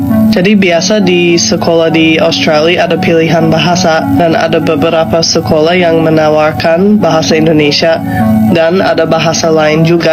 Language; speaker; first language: Indonesian; non-native, fluent; English